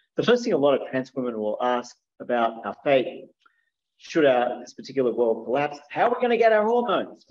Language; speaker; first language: English; native; English